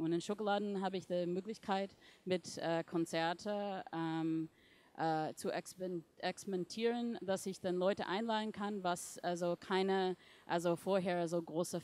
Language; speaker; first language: German; non-native, fluent; English